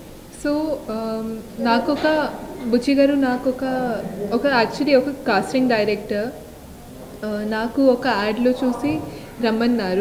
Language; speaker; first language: Telugu; non-native, local second language; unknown